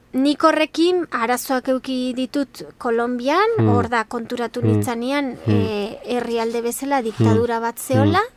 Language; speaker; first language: Basque; native; Basque